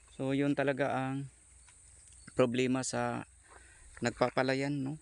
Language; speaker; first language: Filipino; non-native, local second language; Cebuano